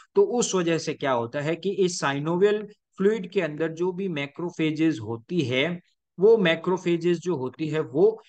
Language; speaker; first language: Hindi; native; Hindi